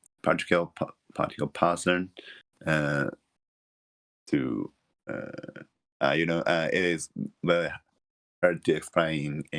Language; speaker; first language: English; non-native, learner; Japanese